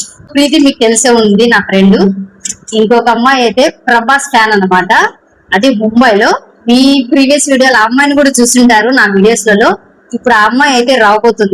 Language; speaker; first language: Telugu; native; Telugu